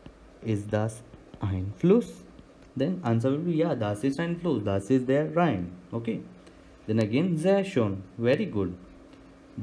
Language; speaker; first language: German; non-native, learner; Hindi